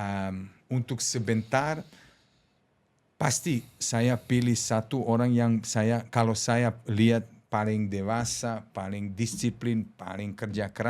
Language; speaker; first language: Indonesian; non-native, fluent; Serbian